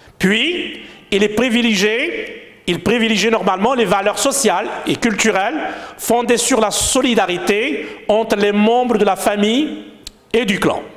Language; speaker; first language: French; non-native, local second language; Arabic